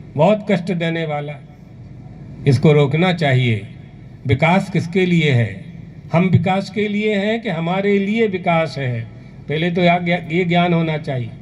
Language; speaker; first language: Hindi; native; Hindi